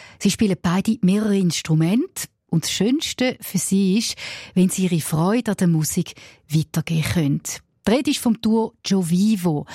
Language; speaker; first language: German; native; German